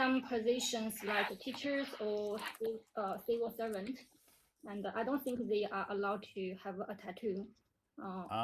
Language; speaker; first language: English; non-native, learner; Chinese